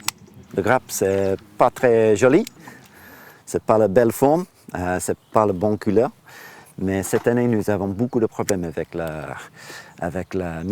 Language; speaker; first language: French; non-native, learner; English